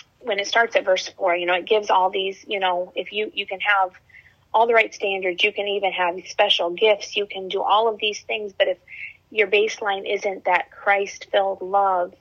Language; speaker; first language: English; native; English